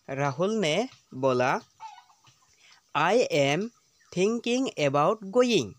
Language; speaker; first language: Hindi; non-native, local second language; Assamese